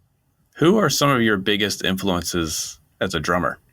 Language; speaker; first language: English; native; English